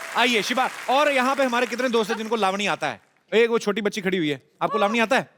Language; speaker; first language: Hindi; non-native, local second language; Punjabi